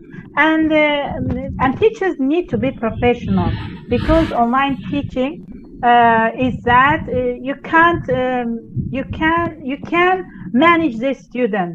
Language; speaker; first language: English; non-native, fluent; Azerbaijani